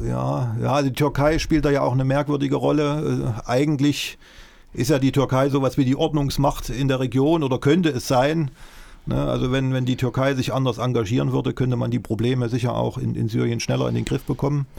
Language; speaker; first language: German; native; German